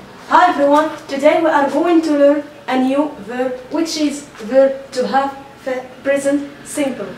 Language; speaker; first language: English; non-native, fluent; Arabic